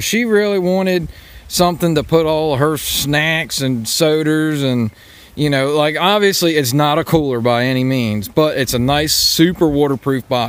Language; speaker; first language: English; native; English